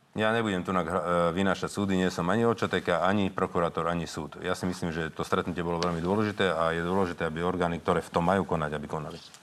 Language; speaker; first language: Slovak; native; Slovak